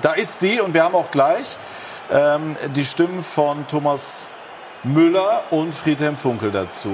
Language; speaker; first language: German; native; German